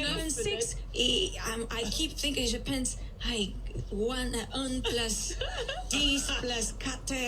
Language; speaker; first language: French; non-native, learner; Portuguese